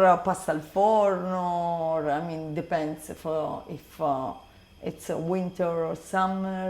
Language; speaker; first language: English; non-native, learner; Italian